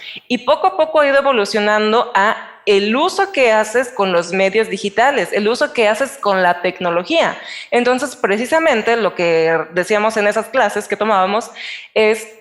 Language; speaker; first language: Spanish; native; Spanish